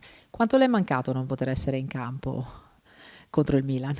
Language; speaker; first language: Italian; native; Italian